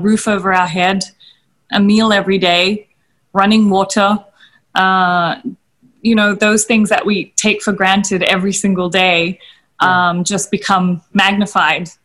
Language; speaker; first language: English; native; English